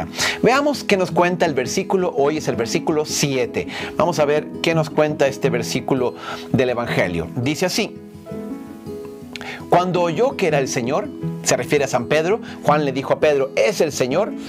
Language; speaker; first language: Spanish; non-native, fluent; Portuguese